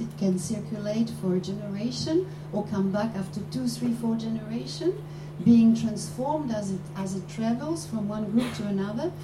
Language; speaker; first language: English; non-native, fluent; Polish